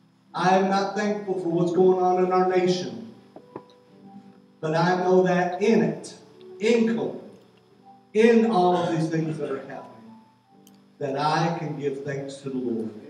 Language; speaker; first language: English; native; English